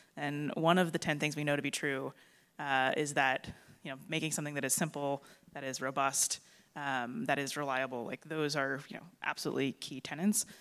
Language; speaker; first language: English; native; English